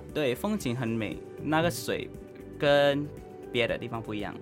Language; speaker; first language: Chinese; non-native, fluent; Indonesian